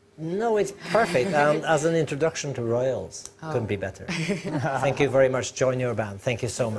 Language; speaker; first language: English; non-native, fluent; Norwegian